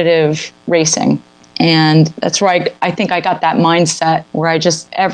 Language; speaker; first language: English; native; English